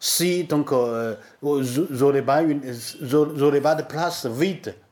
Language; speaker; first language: French; non-native, learner; Chinese